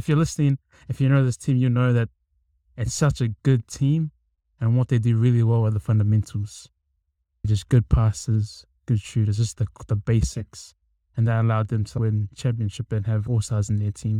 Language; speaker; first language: English; native; English